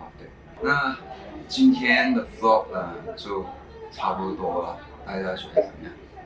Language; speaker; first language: Chinese; non-native, local second language; Cantonese